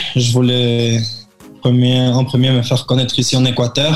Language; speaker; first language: French; early bilingual, heritage; French